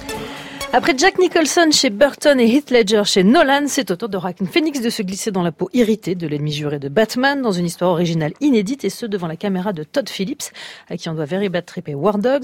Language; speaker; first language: French; native; French